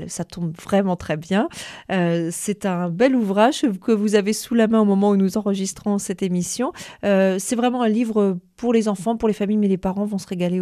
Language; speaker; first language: French; native; French